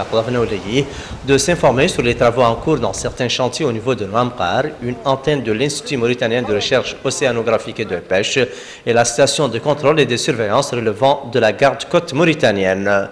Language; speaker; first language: French; non-native, local second language; Arabic